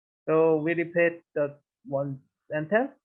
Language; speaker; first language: English; non-native, learner; Korean